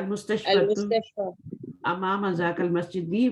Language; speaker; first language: Arabic; non-native, fluent; Urdu